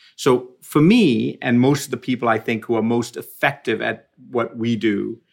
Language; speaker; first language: English; non-native, local second language; Tamil